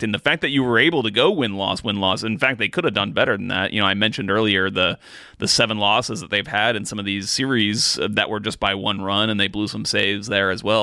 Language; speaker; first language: English; native; English